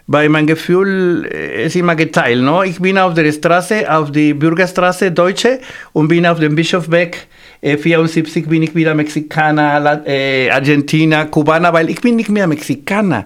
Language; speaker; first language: German; non-native, fluent; Spanish